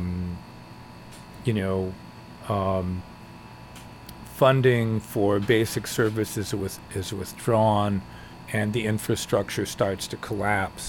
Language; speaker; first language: English; native; English